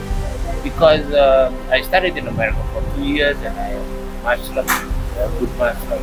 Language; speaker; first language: English; non-native, learner; Indonesian